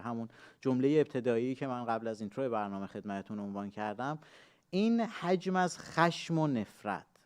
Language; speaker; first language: Persian; native; Persian